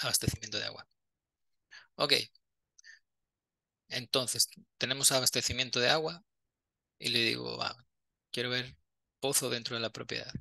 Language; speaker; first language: Spanish; native; Spanish